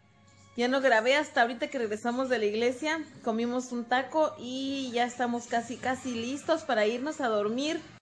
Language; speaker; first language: Spanish; native; Spanish